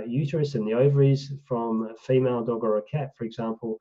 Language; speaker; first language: English; native; English